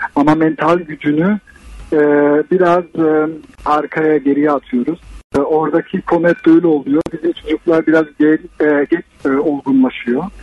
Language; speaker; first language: Turkish; early bilingual, heritage; Turkish